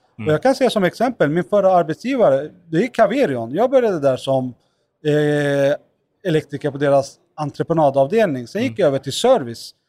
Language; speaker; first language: Swedish; native; Swedish